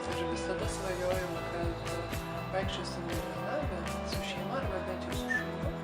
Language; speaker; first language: Lithuanian; native; Lithuanian